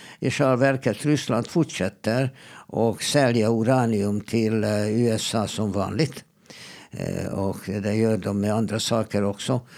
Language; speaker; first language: Swedish; non-native, fluent; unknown